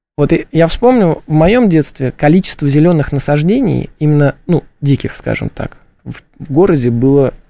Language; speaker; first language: Russian; native; Russian